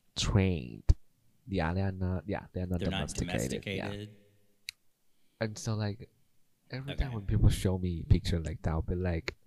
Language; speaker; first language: English; non-native, fluent; Chinese